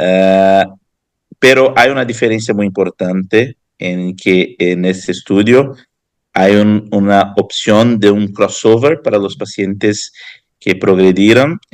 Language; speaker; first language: Spanish; non-native, fluent; Portuguese